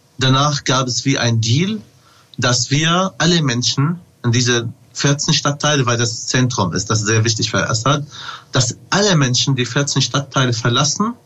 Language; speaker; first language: German; non-native, fluent; Arabic